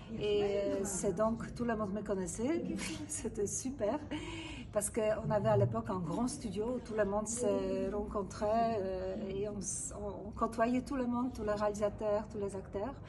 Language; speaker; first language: French; non-native, fluent; Polish